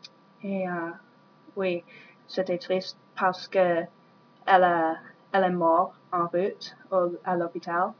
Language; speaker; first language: French; non-native, learner; English